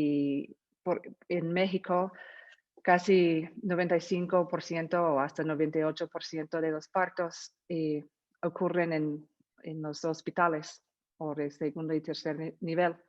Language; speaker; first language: Spanish; non-native, fluent; English